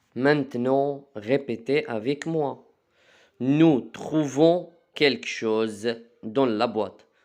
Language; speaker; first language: French; non-native, local second language; Arabic